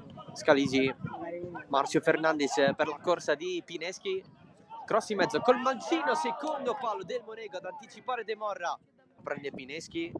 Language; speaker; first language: Italian; native; Italian